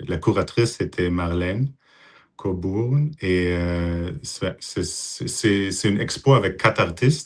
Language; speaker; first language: French; non-native, fluent; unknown